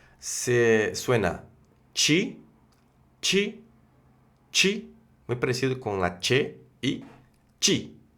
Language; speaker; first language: Spanish; non-native, fluent; Portuguese